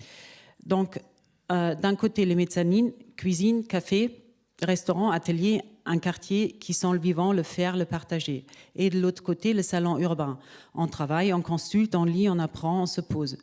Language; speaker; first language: French; native; French